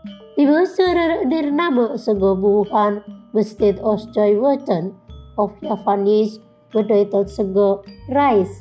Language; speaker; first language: German; non-native, fluent; Indonesian